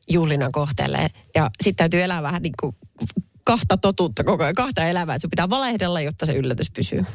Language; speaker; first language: Finnish; native; Finnish